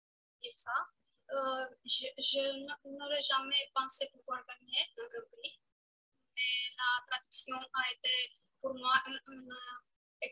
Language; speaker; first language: French; non-native, fluent; Romanian